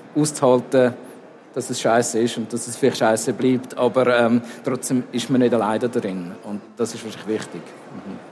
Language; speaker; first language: German; native; German